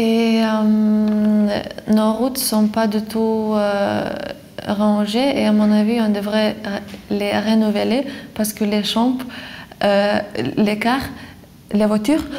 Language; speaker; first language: French; non-native, fluent; Lithuanian